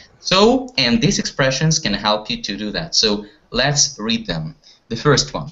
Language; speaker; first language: English; non-native, fluent; Russian